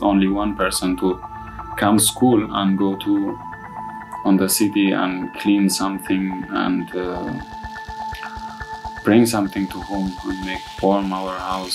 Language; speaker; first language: English; non-native, learner; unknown